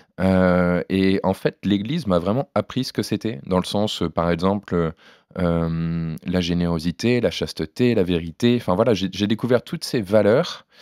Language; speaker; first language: French; native; French